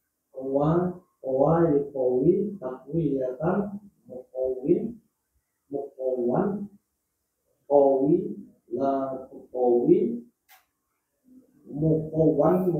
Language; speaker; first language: Arabic; non-native, learner; Indonesian